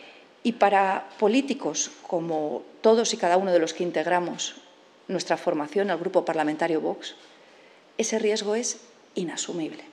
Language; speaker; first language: Spanish; native; Spanish